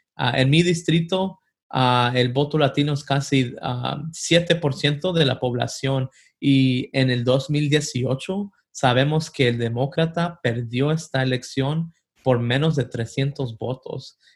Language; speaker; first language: Spanish; early bilingual, heritage; Spanish